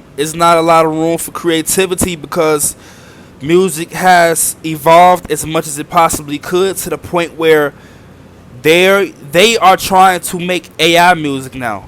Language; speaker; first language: English; native; English